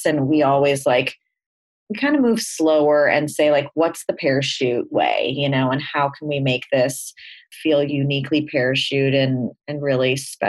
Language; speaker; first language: English; native; English